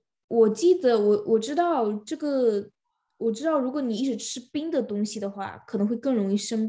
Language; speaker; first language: Chinese; early bilingual, other home language; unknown